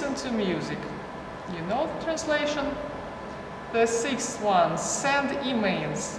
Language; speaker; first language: English; non-native, fluent; Russian